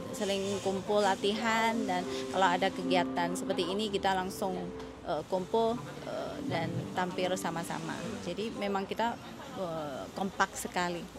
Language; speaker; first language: Indonesian; non-native, fluent; Chinese